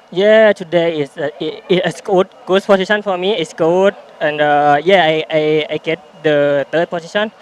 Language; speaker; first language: English; non-native, learner; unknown